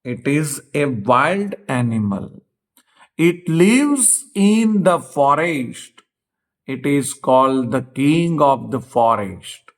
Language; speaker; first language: English; non-native, local second language; Gujarati